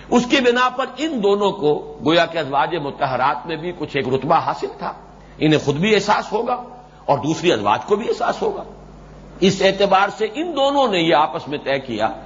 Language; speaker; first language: Urdu; native; Urdu